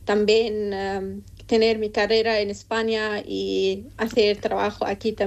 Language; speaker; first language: Spanish; non-native, learner; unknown